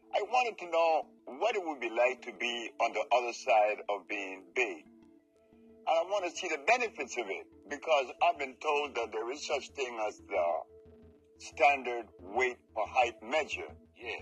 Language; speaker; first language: English; non-native, fluent; Spanish